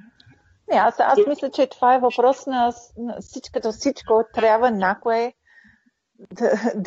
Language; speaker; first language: Bulgarian; early bilingual, heritage; Bulgarian